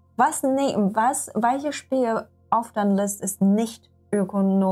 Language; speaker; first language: German; non-native, learner; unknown